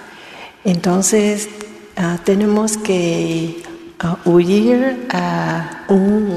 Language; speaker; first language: Spanish; non-native, learner; Vietnamese